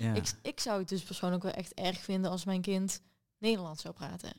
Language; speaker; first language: Dutch; non-native, local second language; Limburgish